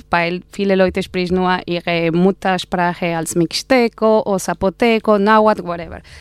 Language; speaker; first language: German; non-native, learner; Spanish